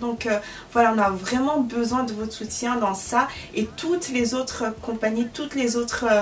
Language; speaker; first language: French; early bilingual, other home language; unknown